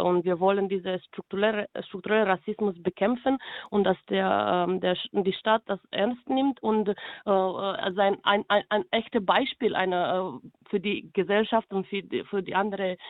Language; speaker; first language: German; non-native, fluent; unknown